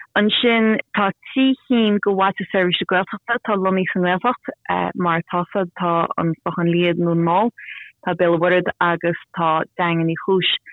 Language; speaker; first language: Irish; native; Irish